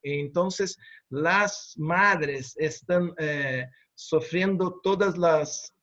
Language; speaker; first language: Spanish; non-native, fluent; Portuguese